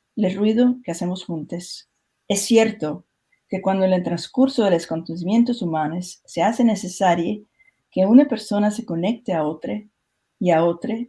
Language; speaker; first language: Spanish; early bilingual, other home language; English